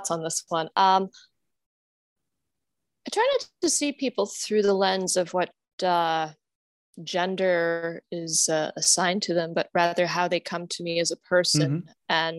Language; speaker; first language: English; non-native, fluent; German